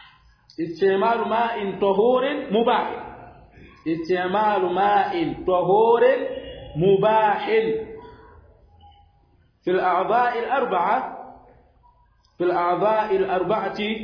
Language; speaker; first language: Arabic; non-native, fluent; Swahili